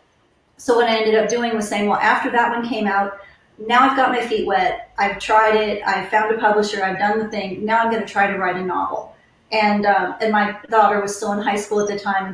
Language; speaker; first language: English; native; English